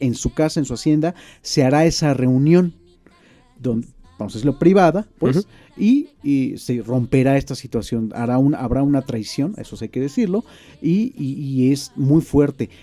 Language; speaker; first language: Spanish; native; Spanish